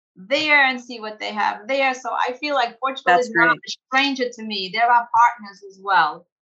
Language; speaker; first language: English; early bilingual, other home language; Portuguese